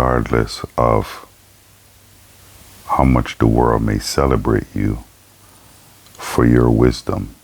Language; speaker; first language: English; native; English